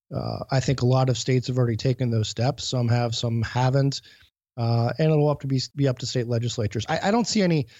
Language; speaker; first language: English; native; English